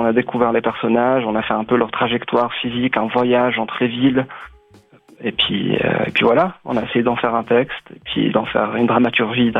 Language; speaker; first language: French; non-native, local second language; Arabic